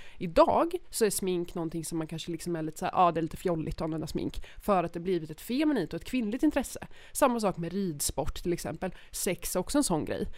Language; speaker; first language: Swedish; native; Swedish